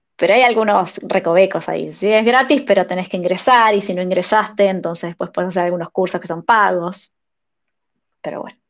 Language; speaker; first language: Spanish; native; Spanish